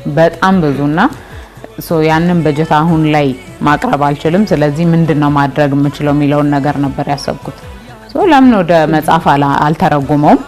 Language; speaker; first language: Amharic; non-native, local second language; Oromo